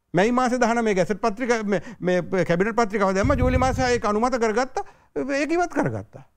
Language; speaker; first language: Sinhala; native; Sinhala